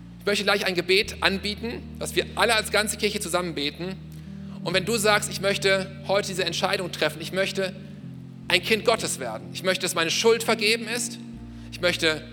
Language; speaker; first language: German; native; German